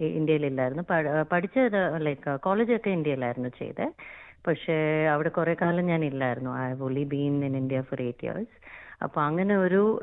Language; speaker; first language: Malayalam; early bilingual, heritage; Malayalam